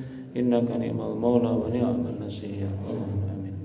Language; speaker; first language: Arabic; non-native, fluent; Indonesian